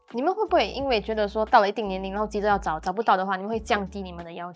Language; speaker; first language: Chinese; native; Chinese